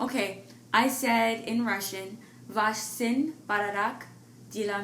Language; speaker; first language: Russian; non-native, learner; English